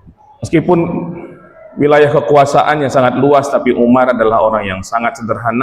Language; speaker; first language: Indonesian; native; Indonesian